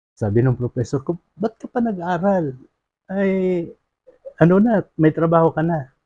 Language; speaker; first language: Filipino; non-native, local second language; Bikol